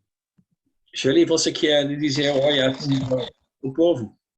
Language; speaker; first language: Portuguese; non-native, learner; Dutch